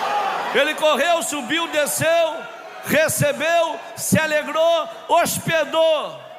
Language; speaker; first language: Portuguese; native; Portuguese